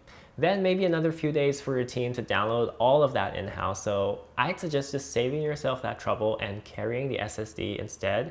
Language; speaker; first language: English; native; English